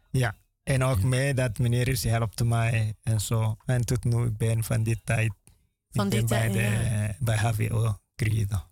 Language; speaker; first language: Dutch; non-native, learner; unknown